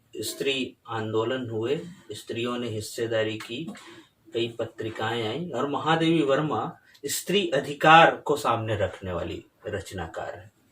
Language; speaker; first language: Hindi; native; Hindi